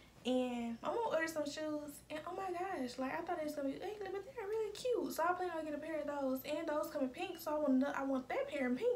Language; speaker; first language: English; native; English